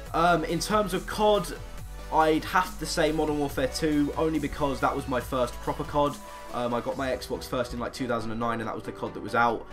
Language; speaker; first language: English; native; English